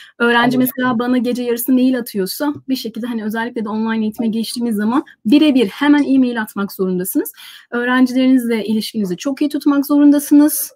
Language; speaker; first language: Turkish; native; Turkish